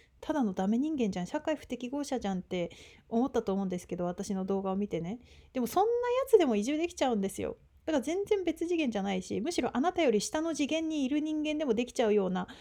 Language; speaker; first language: Japanese; native; Japanese